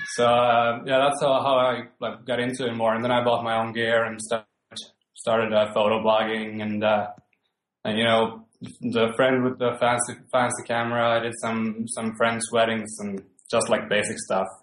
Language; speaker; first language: English; non-native, fluent; Finnish